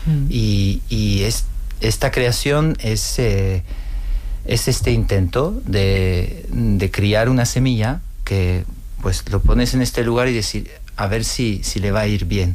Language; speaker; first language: Spanish; non-native, fluent; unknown